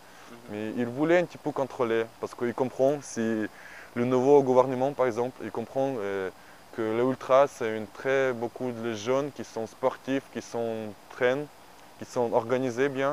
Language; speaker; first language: French; non-native, learner; Ukrainian